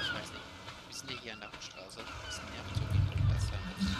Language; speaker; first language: German; native; German